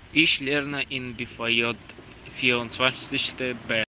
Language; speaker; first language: German; non-native, learner; Russian